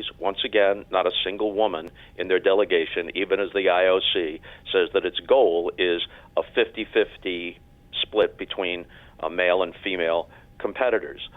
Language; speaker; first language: English; native; English